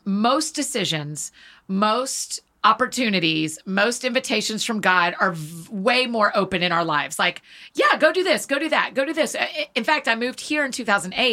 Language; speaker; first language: English; native; English